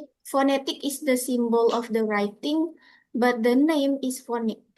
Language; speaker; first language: English; non-native, fluent; Indonesian